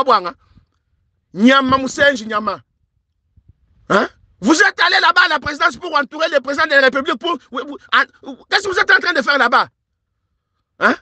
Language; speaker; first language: French; non-native, local second language; Luba-Lulua